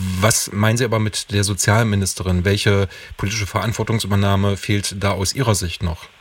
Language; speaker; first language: German; native; German